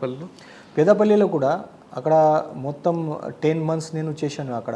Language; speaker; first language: Telugu; non-native, fluent; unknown